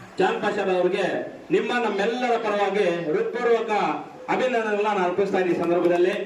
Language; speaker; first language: Kannada; non-native, local second language; Urdu